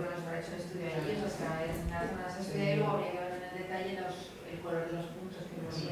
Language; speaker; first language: Spanish; native; Spanish